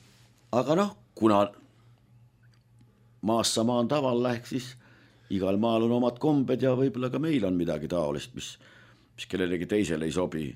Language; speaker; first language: Estonian; native; Estonian